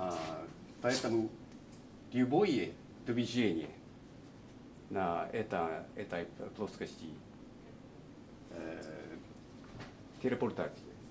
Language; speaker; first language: Russian; non-native, learner; Japanese